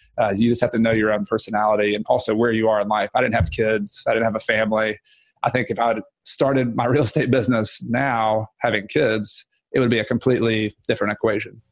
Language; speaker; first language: English; native; English